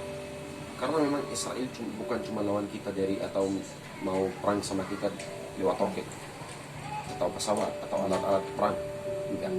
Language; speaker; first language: Indonesian; non-native, fluent; Arabic